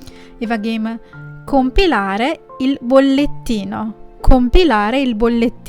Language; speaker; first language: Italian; non-native, fluent; Sinhala